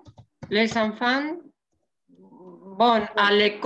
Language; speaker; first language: French; non-native, learner; Spanish